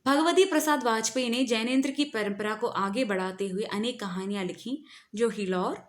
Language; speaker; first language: Hindi; non-native, local second language; Malayalam